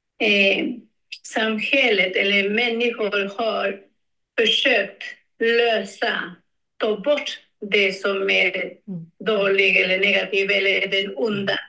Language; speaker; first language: Swedish; non-native, learner; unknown